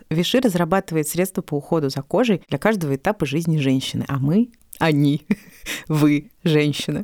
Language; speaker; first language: Russian; native; Russian